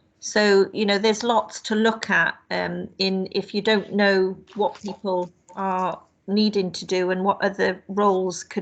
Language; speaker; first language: English; native; English